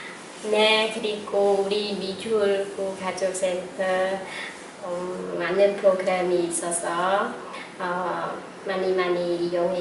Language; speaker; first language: Korean; non-native, fluent; Khmer